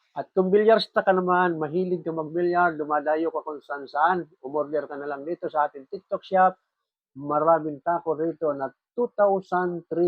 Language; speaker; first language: Filipino; non-native, local second language; Bikol